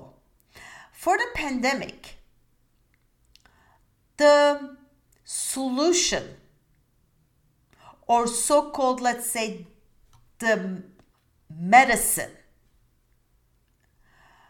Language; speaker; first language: English; non-native, fluent; Turkish